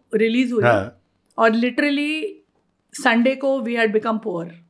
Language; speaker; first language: Hindi; native; Hindi